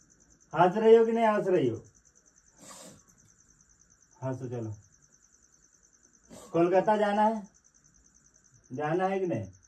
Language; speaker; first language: Hindi; native; Hindi